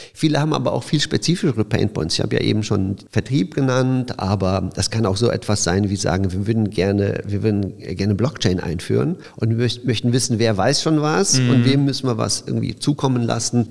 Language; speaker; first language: German; early bilingual, other home language; Polish